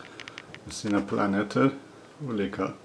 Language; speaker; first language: Swedish; non-native, learner; Persian